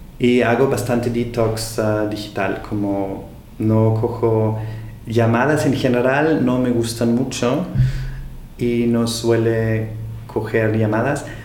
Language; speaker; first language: Spanish; non-native, fluent; German